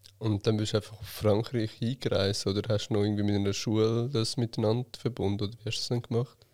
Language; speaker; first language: German; native; German